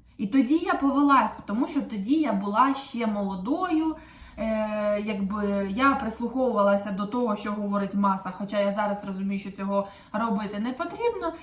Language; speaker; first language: Ukrainian; native; Ukrainian